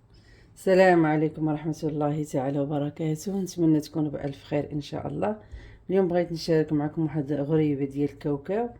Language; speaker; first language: Arabic; native; Arabic